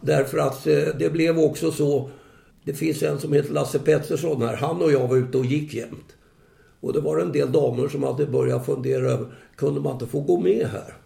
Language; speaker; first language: Swedish; native; Swedish